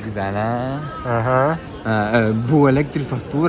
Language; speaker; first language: Turkish; non-native, learner; Italian